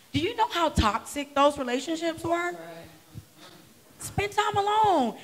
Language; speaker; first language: English; native; English